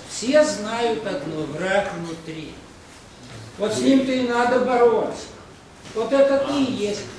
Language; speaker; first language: Russian; native; Russian